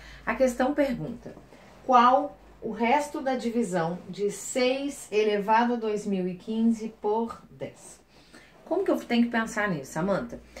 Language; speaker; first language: Portuguese; native; Portuguese